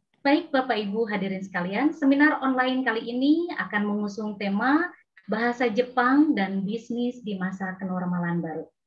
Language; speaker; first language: Indonesian; native; Indonesian